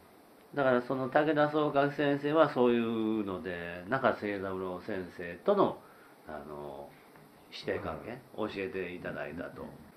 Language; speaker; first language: Japanese; native; Japanese